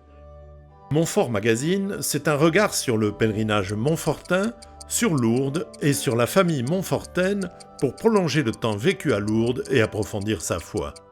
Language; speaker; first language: French; native; French